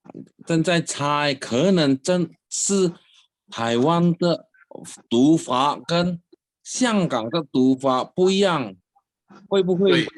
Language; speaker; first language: Chinese; early bilingual, heritage; Chinese